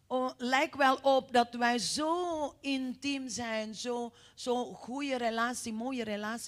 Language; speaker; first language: Dutch; non-native, fluent; Indonesian